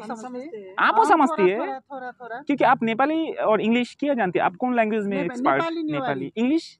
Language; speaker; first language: Hindi; non-native, learner; Bangla